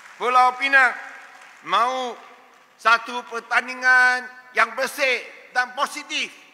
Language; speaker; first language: Malay; non-native, local second language; Chinese